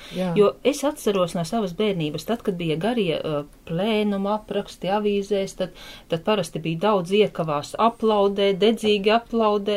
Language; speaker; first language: Latvian; native; Latvian